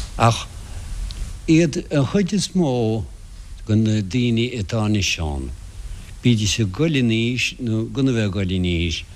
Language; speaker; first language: Irish; non-native, local second language; English